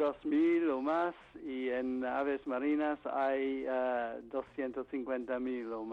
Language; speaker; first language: Spanish; non-native, fluent; English